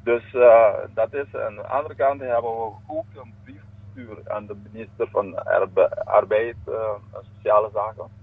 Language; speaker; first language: Dutch; non-native, local second language; Papiamento